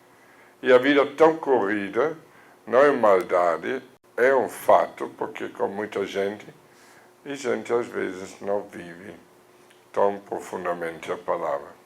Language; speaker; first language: Portuguese; non-native, fluent; German